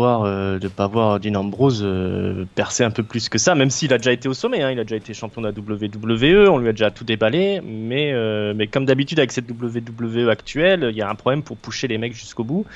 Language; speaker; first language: French; native; French